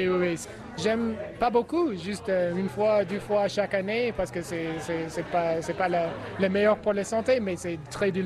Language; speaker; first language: French; non-native, learner; English